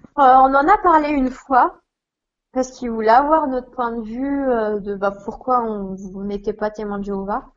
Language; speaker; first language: French; native; French